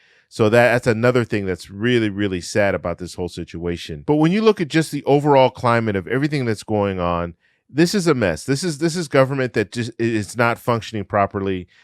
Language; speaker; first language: English; native; English